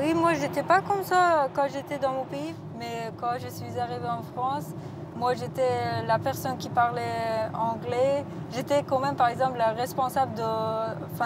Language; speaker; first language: French; non-native, learner; Persian